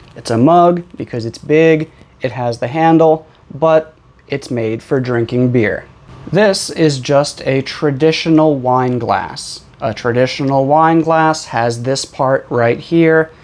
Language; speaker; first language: English; native; English